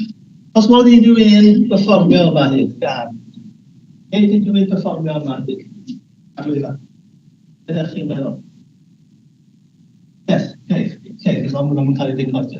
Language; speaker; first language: Welsh; native; Welsh